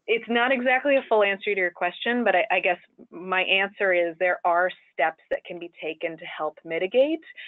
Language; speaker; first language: English; native; English